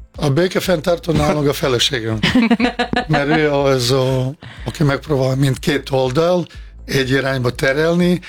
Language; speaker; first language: Hungarian; non-native, fluent; Bosnian